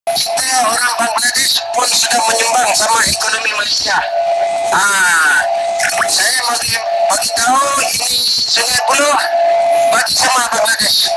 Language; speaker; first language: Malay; non-native, learner; Bangla